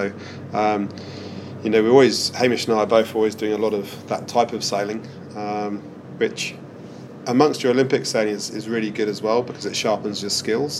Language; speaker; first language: English; native; English